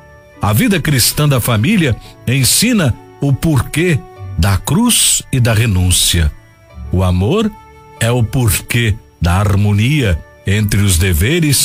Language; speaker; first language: Portuguese; native; Portuguese